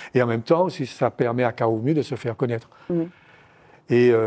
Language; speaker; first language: French; native; French